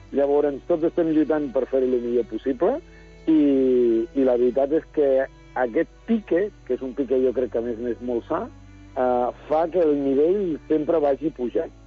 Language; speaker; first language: Catalan; early bilingual, other home language; Spanish